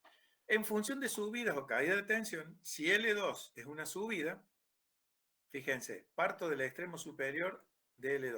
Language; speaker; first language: Spanish; native; Spanish